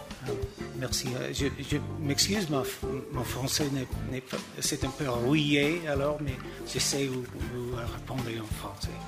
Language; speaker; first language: French; non-native, learner; English